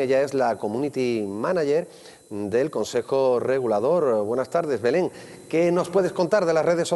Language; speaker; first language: Spanish; native; Spanish